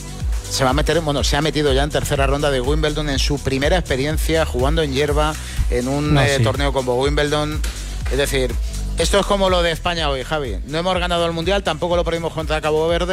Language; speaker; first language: Spanish; native; Spanish